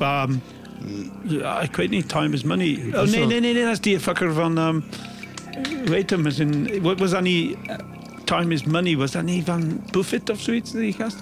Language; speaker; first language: Dutch; non-native, fluent; English